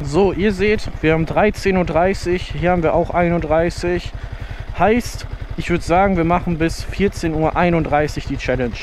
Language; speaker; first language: German; native; German